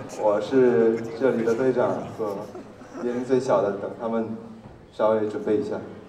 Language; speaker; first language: Chinese; non-native, fluent; Korean